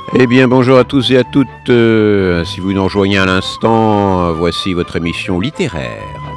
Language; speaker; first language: French; native; French